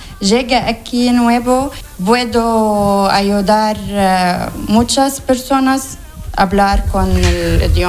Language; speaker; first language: Spanish; non-native, learner; Arabic